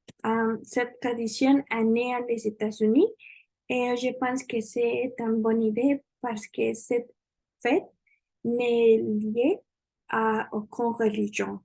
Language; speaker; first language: French; non-native, learner; Spanish